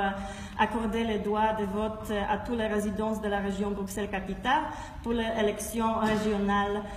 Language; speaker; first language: French; non-native, fluent; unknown